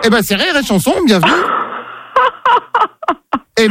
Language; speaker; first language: French; native; French